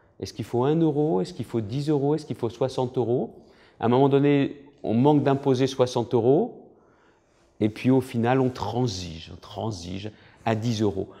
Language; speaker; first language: French; native; French